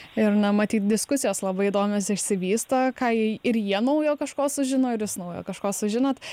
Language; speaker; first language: Lithuanian; native; Lithuanian